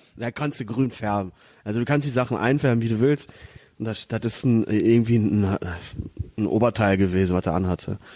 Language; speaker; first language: German; native; German